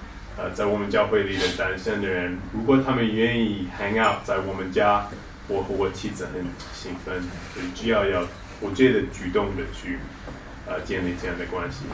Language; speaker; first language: Chinese; non-native, fluent; English